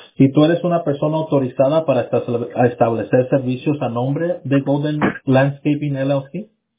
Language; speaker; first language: Spanish; early bilingual, heritage; Spanish